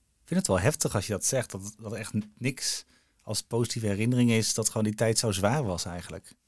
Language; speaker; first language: Dutch; native; Dutch